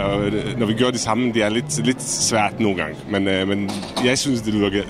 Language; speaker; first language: Danish; non-native, fluent; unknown